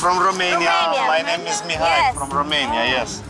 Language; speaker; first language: English; non-native, learner; Romanian